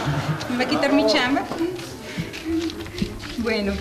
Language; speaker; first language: Spanish; native; Spanish